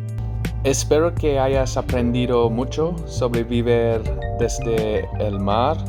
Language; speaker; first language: Spanish; non-native, learner; English